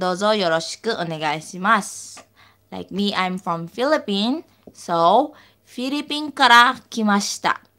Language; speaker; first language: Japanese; non-native, learner; Filipino